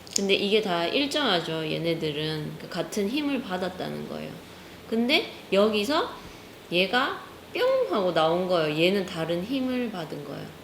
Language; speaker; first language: Korean; native; Korean